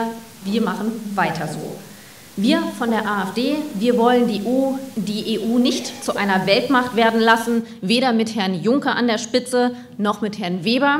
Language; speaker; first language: German; native; German